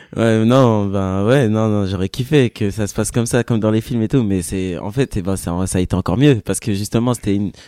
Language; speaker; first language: French; native; French